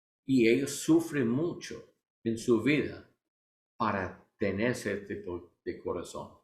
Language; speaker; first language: Spanish; non-native, learner; English